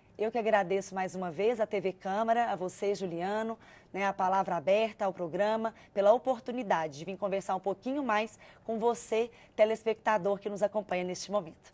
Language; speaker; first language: Portuguese; native; Portuguese